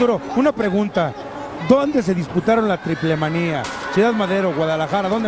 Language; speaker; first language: Spanish; native; Spanish